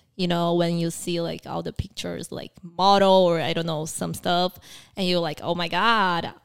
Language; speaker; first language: English; early bilingual, other home language; Portuguese